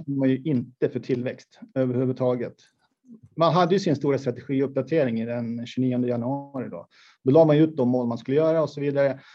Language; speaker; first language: Swedish; native; Swedish